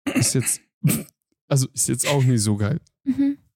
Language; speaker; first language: German; non-native, fluent; Hungarian